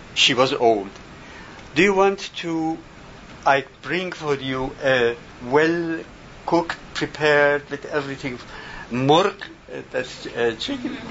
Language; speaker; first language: English; non-native, fluent; Persian